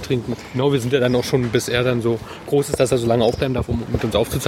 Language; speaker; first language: German; native; German